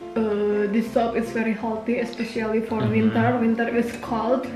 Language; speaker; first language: English; non-native, learner; Indonesian